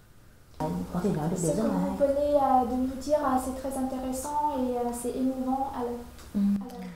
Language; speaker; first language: French; non-native, fluent; Vietnamese